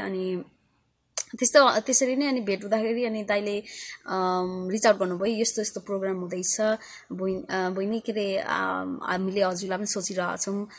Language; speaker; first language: Nepali; early bilingual, heritage; Nepali